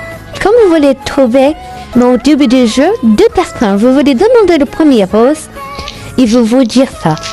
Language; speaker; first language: French; non-native, learner; Arabic